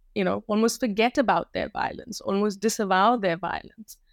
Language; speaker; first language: English; non-native, local second language; Hindi